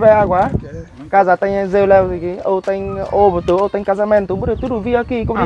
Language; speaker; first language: Portuguese; non-native, learner; Vietnamese